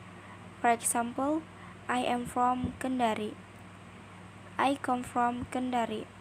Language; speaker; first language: English; non-native, learner; Indonesian